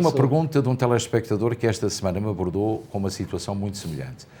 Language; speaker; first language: Portuguese; native; Portuguese